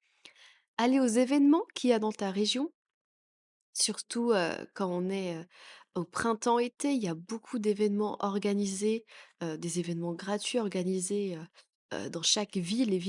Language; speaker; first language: French; native; French